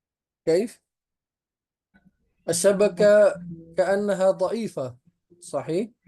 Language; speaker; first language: Arabic; non-native, fluent; Indonesian